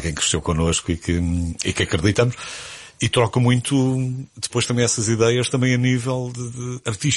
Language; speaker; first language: Portuguese; native; Portuguese